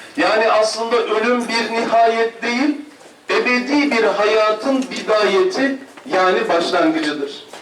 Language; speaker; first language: Turkish; native; Turkish